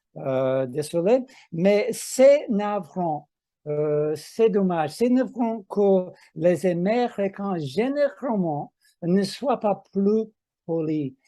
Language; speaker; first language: French; non-native, fluent; English